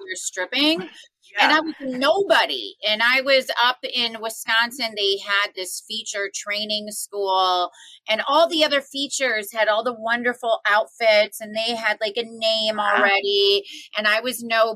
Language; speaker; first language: English; native; English